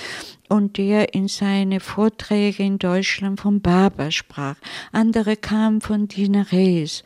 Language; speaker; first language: German; non-native, fluent; Italian